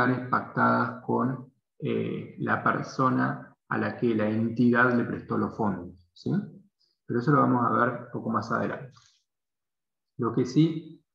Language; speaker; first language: Spanish; native; Spanish